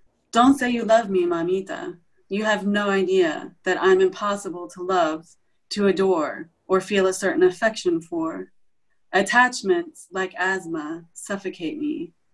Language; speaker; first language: English; native; English